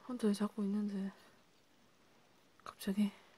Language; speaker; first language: Korean; native; Korean